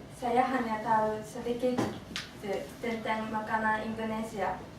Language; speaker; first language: Indonesian; non-native, learner; Japanese